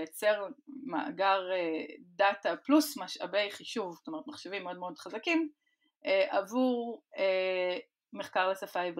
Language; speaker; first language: Hebrew; native; Hebrew